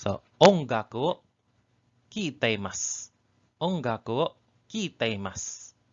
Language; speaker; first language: Japanese; non-native, learner; English